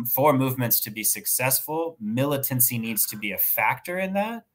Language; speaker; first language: English; native; English